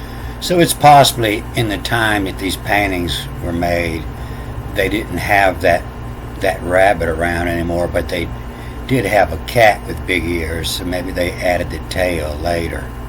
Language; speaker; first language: English; native; English